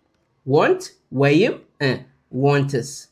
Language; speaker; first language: English; non-native, fluent; Amharic